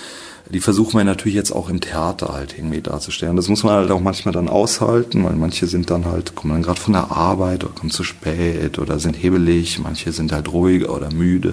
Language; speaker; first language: German; native; German